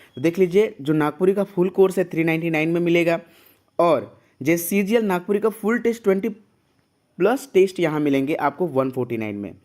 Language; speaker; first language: Hindi; native; Hindi